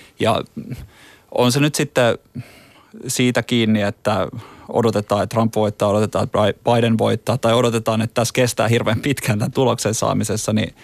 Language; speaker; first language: Finnish; native; Finnish